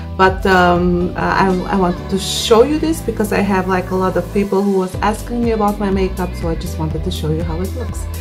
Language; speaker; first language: English; non-native, fluent; Macedonian